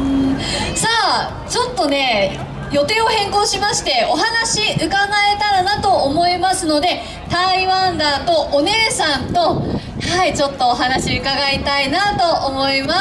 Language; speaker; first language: Japanese; native; Japanese